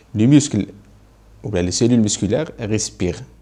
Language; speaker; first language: French; non-native, local second language; Arabic